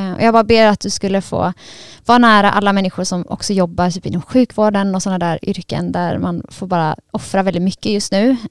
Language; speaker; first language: Swedish; native; Swedish